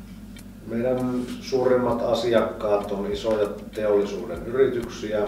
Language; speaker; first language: Finnish; native; Finnish